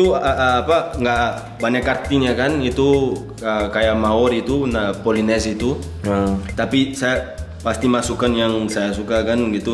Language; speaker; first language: Indonesian; non-native, fluent; Portuguese